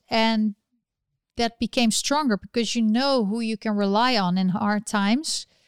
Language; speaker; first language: English; non-native, fluent; Dutch